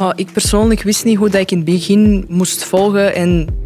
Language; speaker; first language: Dutch; non-native, fluent; Croatian